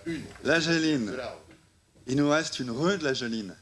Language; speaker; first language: French; native; French